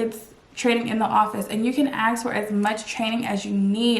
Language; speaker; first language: English; native; English